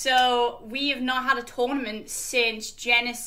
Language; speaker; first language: English; native; English